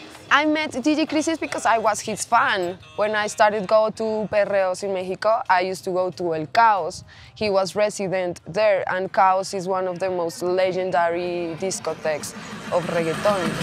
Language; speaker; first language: English; non-native, fluent; Spanish